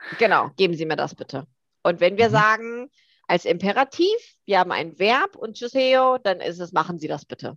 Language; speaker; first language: German; early bilingual, other home language; Korean